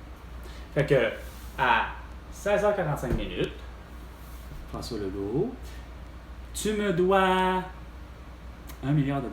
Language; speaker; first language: French; native; French